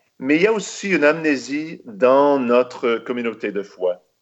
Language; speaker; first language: French; non-native, local second language; English